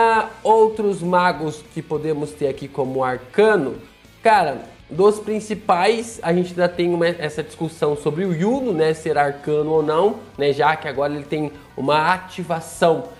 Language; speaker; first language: Portuguese; native; Portuguese